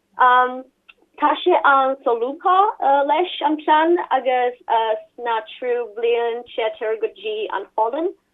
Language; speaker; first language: Irish; non-native, learner; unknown